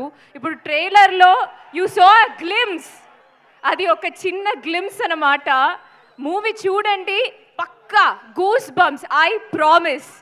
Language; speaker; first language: Telugu; non-native, fluent; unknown